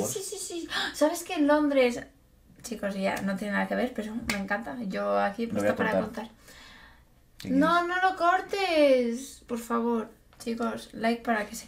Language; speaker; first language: Spanish; native; Spanish